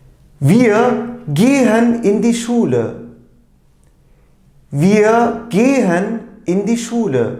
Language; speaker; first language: German; non-native, fluent; Turkish